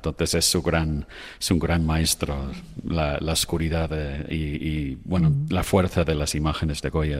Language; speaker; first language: Spanish; non-native, fluent; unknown